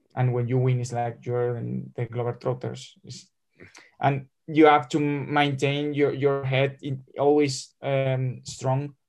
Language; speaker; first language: English; non-native, fluent; Spanish